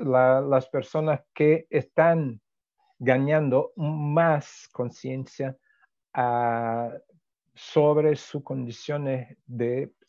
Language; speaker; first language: Spanish; non-native, fluent; Portuguese